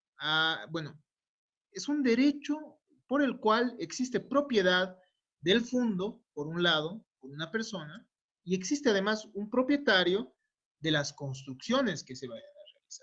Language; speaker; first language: Spanish; native; Spanish